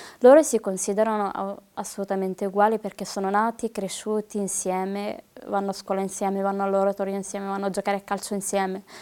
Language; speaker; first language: Italian; early bilingual, other home language; Arabic